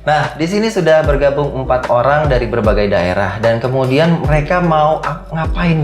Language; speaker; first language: Indonesian; native; Indonesian